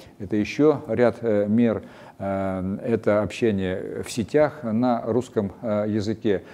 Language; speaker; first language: Russian; native; Russian